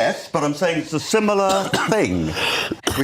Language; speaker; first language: English; native; English